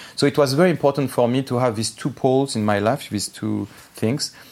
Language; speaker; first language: English; non-native, fluent; Armenian